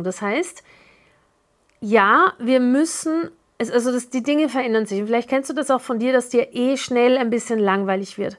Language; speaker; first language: German; native; German